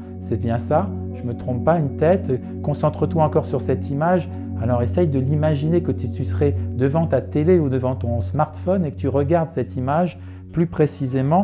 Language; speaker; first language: French; native; French